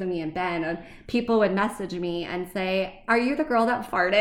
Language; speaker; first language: English; native; English